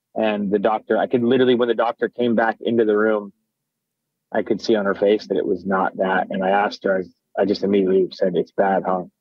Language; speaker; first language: English; native; English